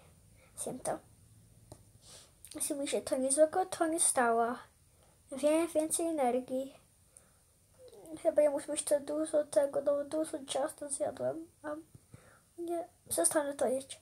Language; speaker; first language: Polish; early bilingual, heritage; Polish